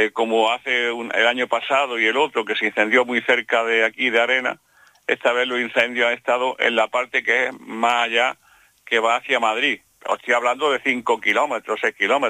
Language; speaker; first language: Spanish; native; Spanish